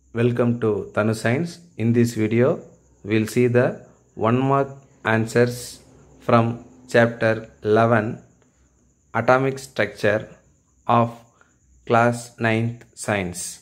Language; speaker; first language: English; non-native, local second language; Tamil